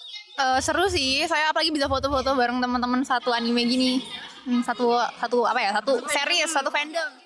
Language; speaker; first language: Indonesian; native; Indonesian